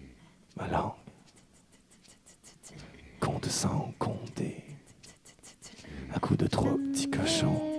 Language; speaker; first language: French; native; French